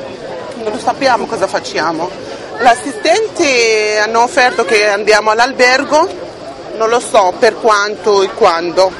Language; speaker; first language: Italian; non-native, learner; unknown